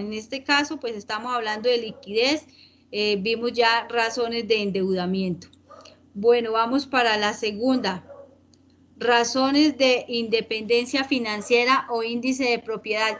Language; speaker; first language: Spanish; native; Spanish